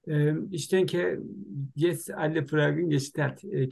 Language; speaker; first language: German; non-native, learner; Turkish